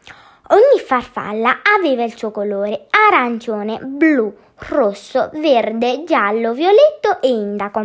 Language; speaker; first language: Italian; native; Italian